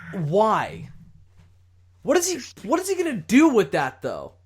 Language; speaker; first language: English; native; English